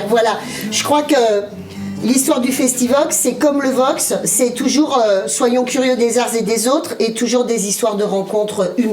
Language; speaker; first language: French; native; French